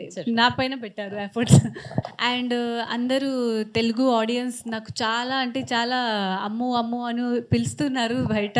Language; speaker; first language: Telugu; non-native, fluent; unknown